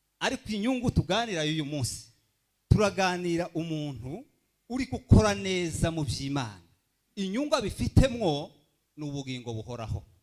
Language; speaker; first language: Kinyarwanda; early bilingual, heritage; Kinyarwanda